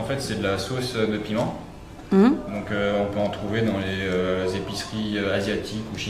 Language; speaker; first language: French; native; French